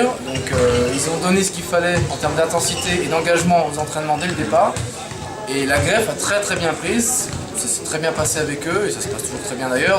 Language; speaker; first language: French; native; French